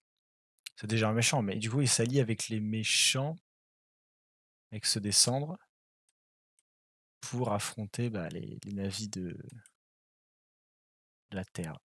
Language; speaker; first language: French; native; French